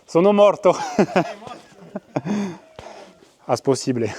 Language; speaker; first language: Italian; non-native, learner; French